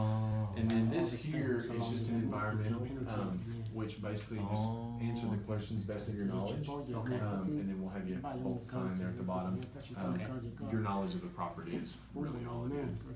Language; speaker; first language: English; native; English